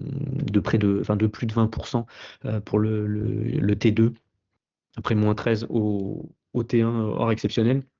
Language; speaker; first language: French; native; French